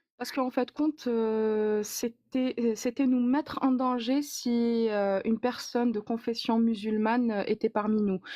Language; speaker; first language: French; non-native, local second language; Arabic